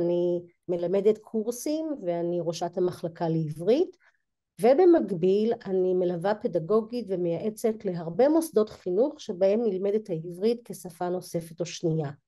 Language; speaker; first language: Hebrew; native; Hebrew